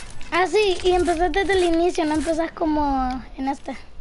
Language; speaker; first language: Spanish; early bilingual, heritage; Spanish